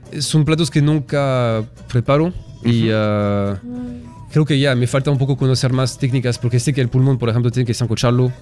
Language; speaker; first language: Spanish; non-native, fluent; French